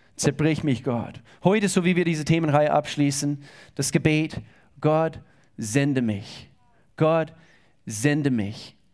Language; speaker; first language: German; non-native, fluent; English